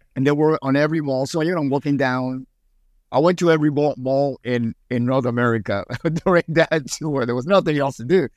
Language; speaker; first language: English; early bilingual, other home language; Spanish